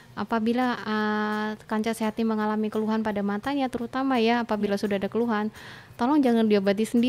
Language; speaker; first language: Indonesian; native; Indonesian